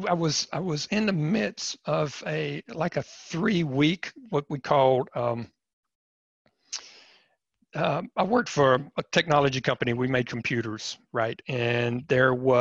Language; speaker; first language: English; native; English